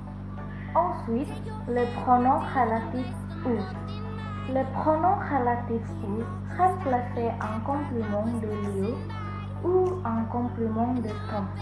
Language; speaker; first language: French; non-native, learner; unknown